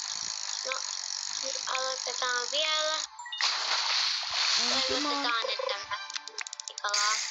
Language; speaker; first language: Finnish; early bilingual, other home language; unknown